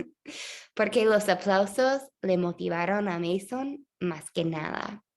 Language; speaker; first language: Spanish; non-native, fluent; English